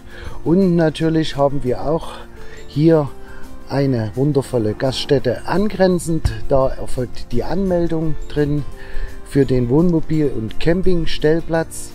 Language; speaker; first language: German; native; German